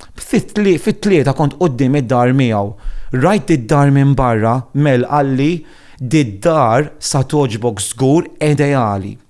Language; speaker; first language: Maltese; non-native, fluent; Italian